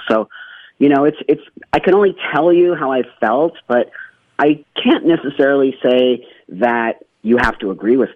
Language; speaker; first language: English; native; English